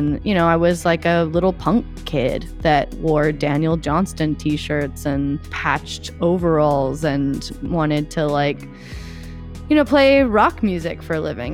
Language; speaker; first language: English; native; English